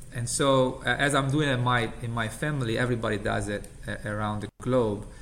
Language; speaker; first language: English; non-native, fluent; Italian